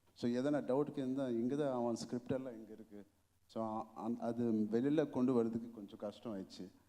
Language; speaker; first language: Tamil; non-native, local second language; Telugu